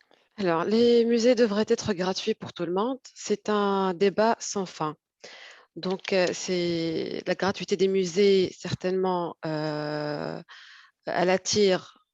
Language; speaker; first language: French; non-native, fluent; Arabic